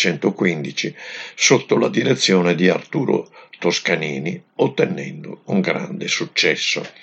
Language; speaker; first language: Italian; native; Italian